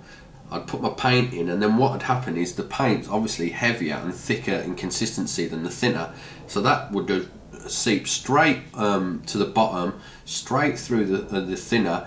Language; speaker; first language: English; native; English